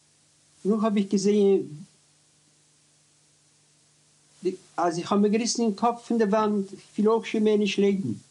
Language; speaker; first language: German; non-native, learner; Yiddish